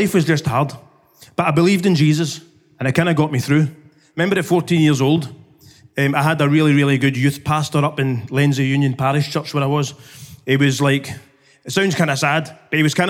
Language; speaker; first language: English; native; English